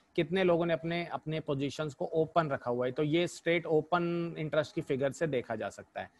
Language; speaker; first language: Hindi; native; Hindi